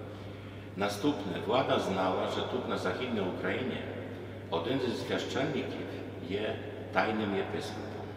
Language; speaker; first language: Ukrainian; non-native, fluent; Polish